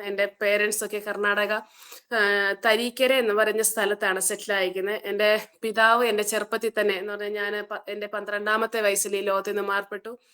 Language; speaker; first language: Malayalam; early bilingual, heritage; Malayalam